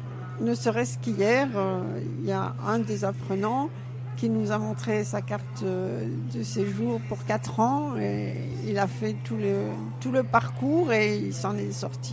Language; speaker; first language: French; native; French